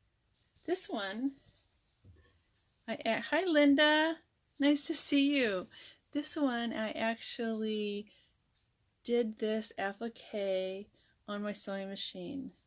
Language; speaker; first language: English; native; English